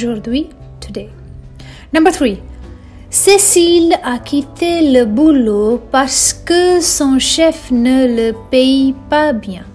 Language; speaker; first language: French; non-native, fluent; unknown